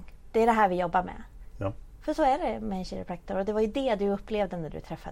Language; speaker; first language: Swedish; native; Swedish